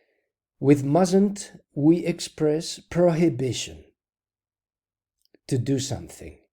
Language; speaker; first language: English; non-native, fluent; Spanish